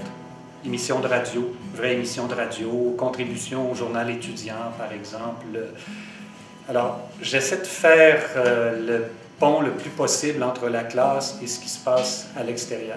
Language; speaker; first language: French; native; French